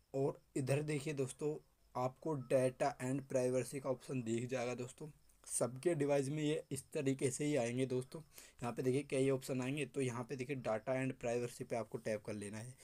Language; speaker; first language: Hindi; native; Hindi